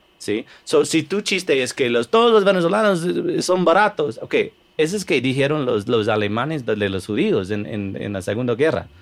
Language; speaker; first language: Spanish; non-native, fluent; English